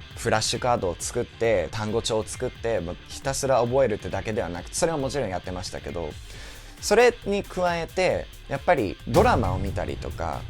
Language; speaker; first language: Japanese; non-native, fluent; English